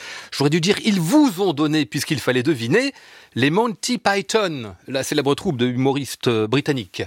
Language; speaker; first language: French; native; French